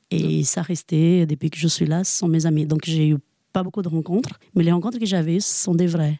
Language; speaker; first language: French; non-native, fluent; Portuguese